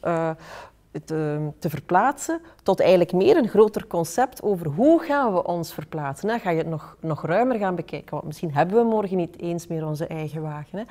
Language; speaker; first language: Dutch; native; Dutch